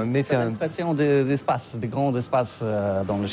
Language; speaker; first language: French; non-native, learner; Polish